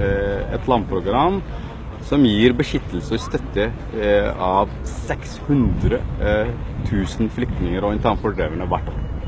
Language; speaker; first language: Norwegian; non-native, fluent; Somali